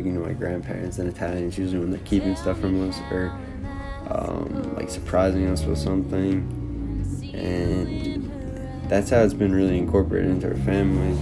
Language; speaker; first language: English; early bilingual, other home language; Italian